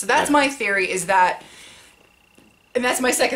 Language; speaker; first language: English; native; English